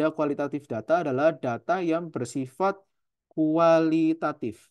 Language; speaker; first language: Indonesian; native; Indonesian